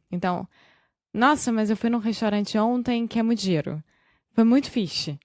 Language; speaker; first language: Portuguese; native; Portuguese